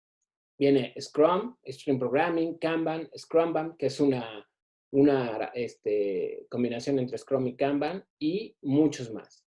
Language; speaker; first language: Spanish; native; Spanish